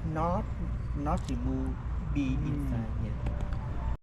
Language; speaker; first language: English; non-native, learner; Vietnamese